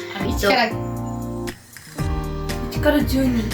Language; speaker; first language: Japanese; non-native, learner; Mongolian